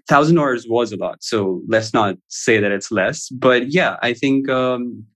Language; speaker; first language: English; non-native, local second language; Urdu